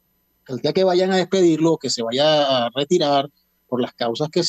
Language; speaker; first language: Spanish; native; Spanish